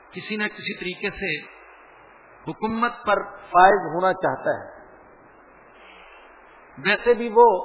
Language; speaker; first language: Urdu; non-native, local second language; Punjabi